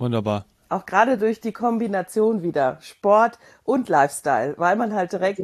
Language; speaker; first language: German; native; German